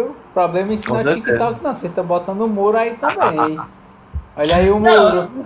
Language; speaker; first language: Portuguese; native; Portuguese